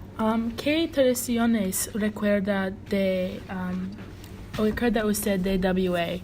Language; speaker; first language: Spanish; non-native, learner; English